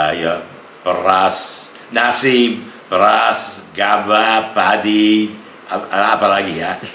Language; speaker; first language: Indonesian; non-native, fluent; English